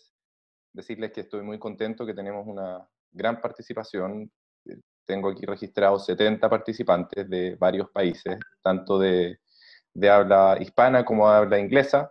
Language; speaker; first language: Spanish; native; Spanish